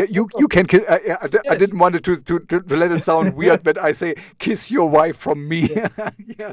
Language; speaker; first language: English; non-native, fluent; German